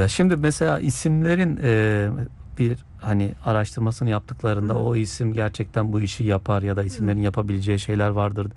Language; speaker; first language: Turkish; native; Turkish